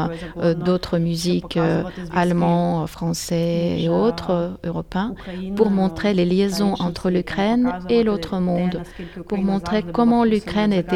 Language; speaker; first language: French; non-native, fluent; Ukrainian